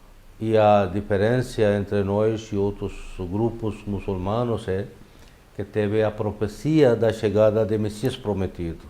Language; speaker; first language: Portuguese; non-native, fluent; Urdu